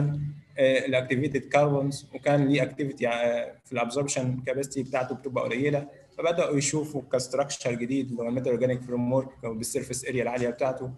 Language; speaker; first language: Arabic; native; Arabic